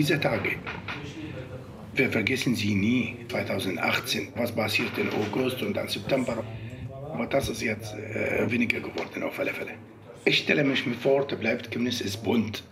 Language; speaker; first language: German; non-native, learner; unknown